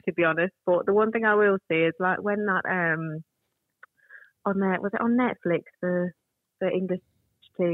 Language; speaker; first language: English; native; English